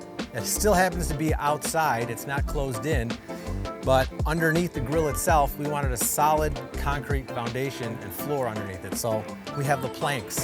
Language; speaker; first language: English; native; English